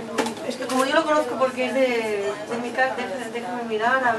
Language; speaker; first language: Spanish; native; Spanish